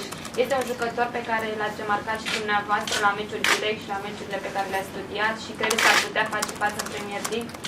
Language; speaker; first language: Romanian; native; Romanian